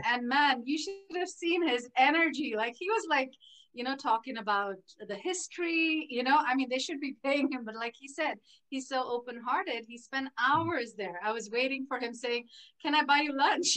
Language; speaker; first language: English; non-native, local second language; Tamil